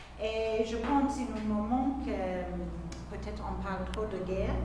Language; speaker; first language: French; non-native, fluent; English